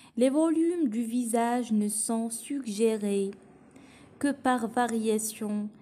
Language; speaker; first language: French; non-native, local second language; Arabic